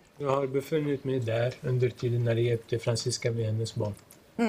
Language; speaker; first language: Swedish; non-native, local second language; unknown